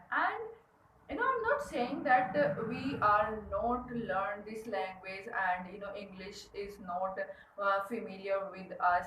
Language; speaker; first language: English; non-native, learner; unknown